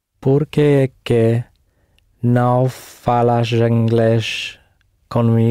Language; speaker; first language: Portuguese; non-native, learner; English